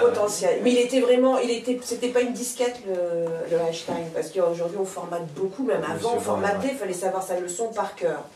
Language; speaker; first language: French; native; French